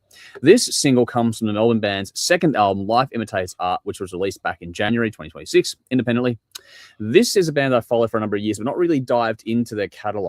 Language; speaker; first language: English; native; English